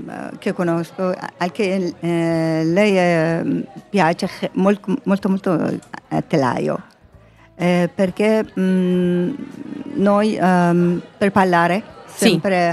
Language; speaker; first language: Italian; non-native, learner; Persian